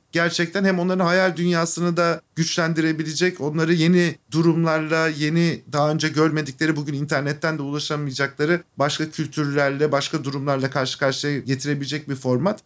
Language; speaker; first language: Turkish; native; Turkish